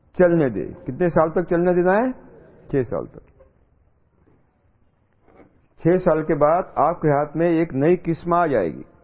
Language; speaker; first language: Hindi; non-native, local second language; Marathi